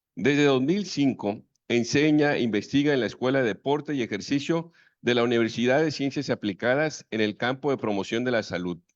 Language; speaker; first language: Spanish; native; Spanish